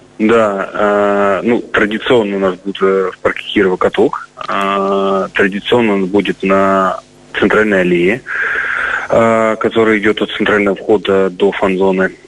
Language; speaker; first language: Russian; native; Russian